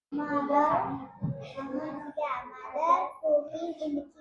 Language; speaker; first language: English; non-native, learner; Indonesian